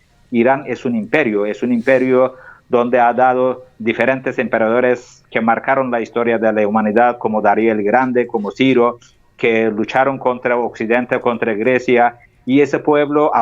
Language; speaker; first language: Spanish; non-native, fluent; Turkish